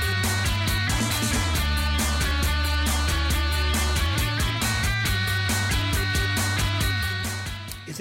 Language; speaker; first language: English; native; English